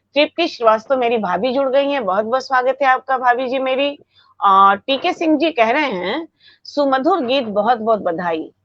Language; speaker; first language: Hindi; native; Hindi